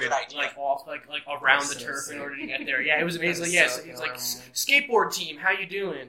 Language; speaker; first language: English; native; English